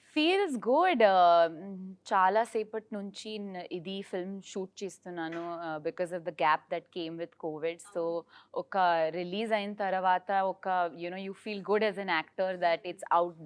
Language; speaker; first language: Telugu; non-native, learner; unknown